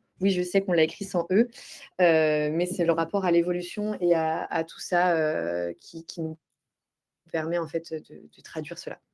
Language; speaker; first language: French; native; French